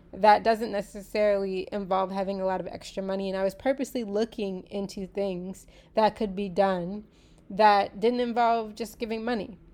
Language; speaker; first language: English; native; English